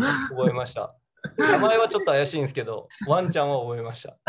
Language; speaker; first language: Japanese; native; Japanese